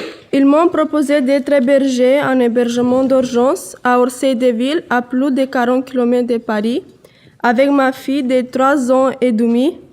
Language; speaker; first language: French; non-native, learner; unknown